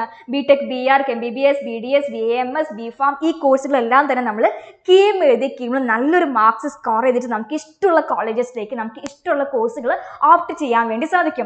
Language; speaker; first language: Malayalam; native; Malayalam